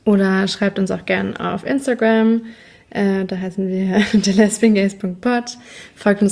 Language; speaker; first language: German; native; German